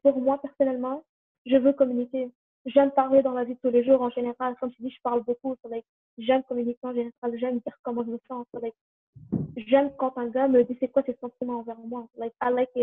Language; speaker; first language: French; early bilingual, heritage; French